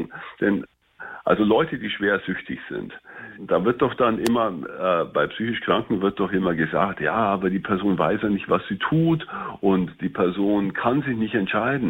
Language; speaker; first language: German; native; German